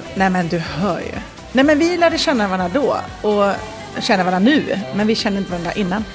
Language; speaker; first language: Swedish; native; Swedish